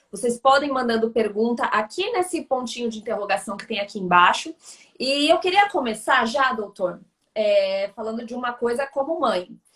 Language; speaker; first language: Portuguese; native; Portuguese